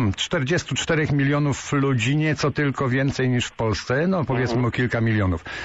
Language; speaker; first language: Polish; native; Polish